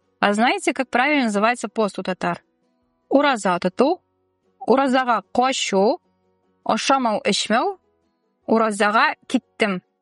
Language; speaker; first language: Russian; non-native, local second language; Tatar